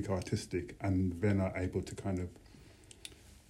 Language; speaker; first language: English; native; English